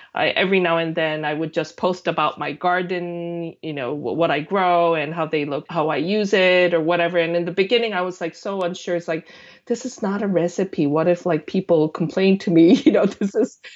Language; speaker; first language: English; non-native, fluent; Korean